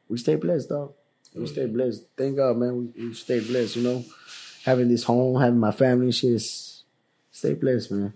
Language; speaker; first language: English; early bilingual, other home language; Spanish